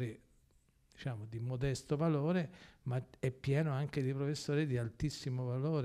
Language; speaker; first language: Italian; native; Italian